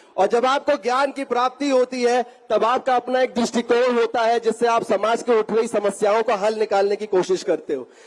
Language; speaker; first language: Hindi; native; Hindi